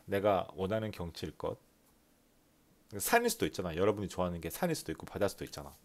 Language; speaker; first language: Korean; native; Korean